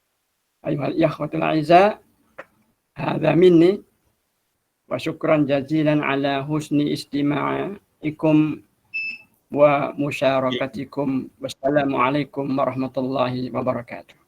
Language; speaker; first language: Arabic; non-native, fluent; Malay